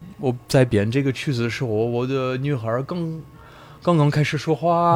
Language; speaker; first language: Chinese; non-native, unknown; French